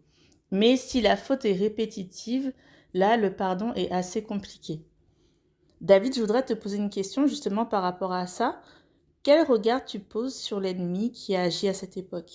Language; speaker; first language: French; native; French